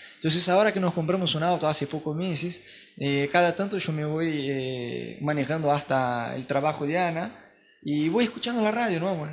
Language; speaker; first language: Spanish; non-native, fluent; Portuguese